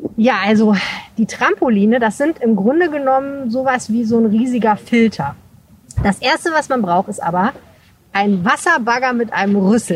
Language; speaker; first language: German; native; German